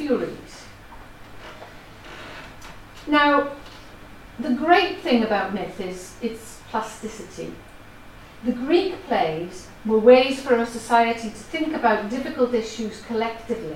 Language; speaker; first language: English; non-native, local second language; Welsh